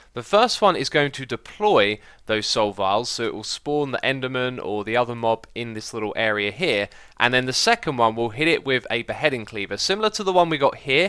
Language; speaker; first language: English; native; English